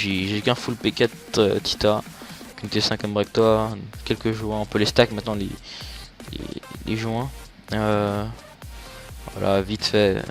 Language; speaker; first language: French; native; French